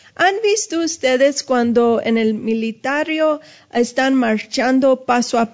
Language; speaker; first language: Spanish; early bilingual, heritage; Spanish